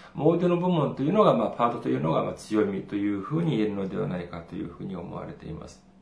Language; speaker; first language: Japanese; non-native, fluent; Korean